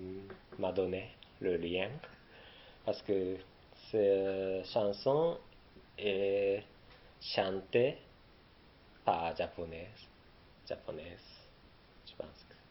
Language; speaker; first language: French; non-native, learner; Japanese